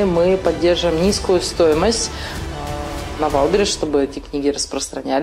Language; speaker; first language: Russian; native; Russian